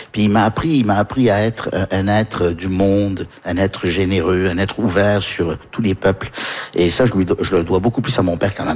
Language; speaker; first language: French; early bilingual, heritage; French